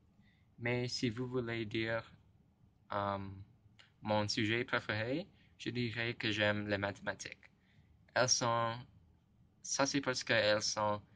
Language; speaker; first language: French; non-native, learner; English